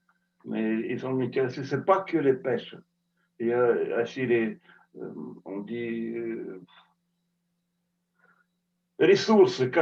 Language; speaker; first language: French; non-native, fluent; Russian